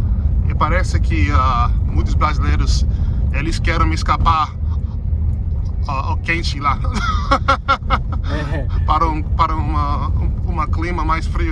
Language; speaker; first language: Portuguese; non-native, learner; English